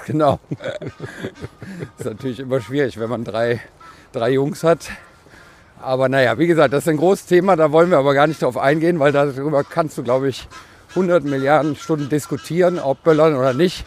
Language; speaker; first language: German; native; German